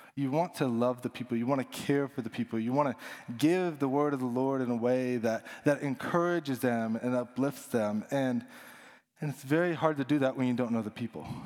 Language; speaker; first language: English; native; English